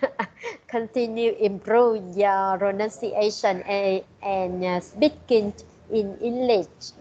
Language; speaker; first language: English; non-native, learner; Vietnamese